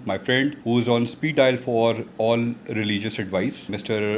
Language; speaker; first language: English; non-native, local second language; Urdu